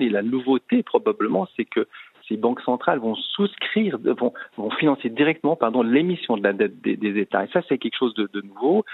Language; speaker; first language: French; native; French